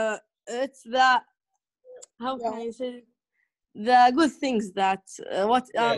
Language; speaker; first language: English; non-native, learner; Arabic